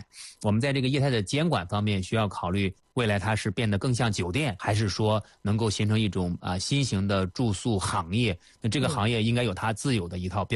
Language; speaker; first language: Chinese; native; Chinese